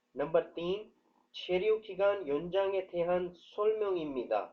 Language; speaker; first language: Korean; non-native, fluent; Urdu